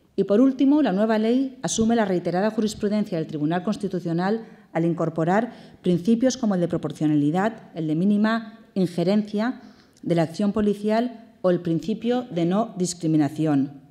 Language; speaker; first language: Spanish; native; Spanish